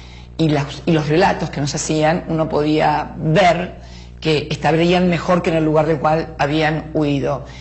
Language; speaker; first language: Spanish; native; Spanish